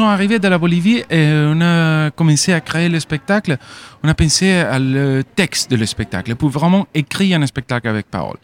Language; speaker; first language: French; non-native, fluent; Spanish